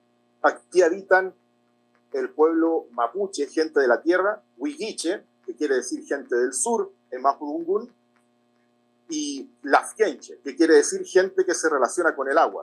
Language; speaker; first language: Spanish; native; Spanish